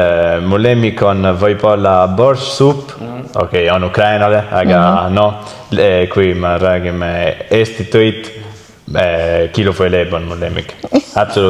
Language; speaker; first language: Estonian; non-native, learner; Italian